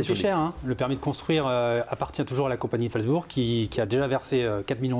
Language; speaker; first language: French; native; French